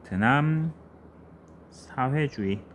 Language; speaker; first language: Korean; native; Korean